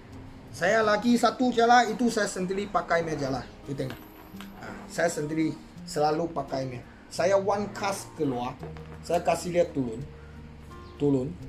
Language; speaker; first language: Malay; non-native, local second language; Chinese